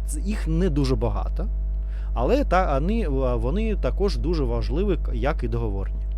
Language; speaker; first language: Ukrainian; non-native, learner; Russian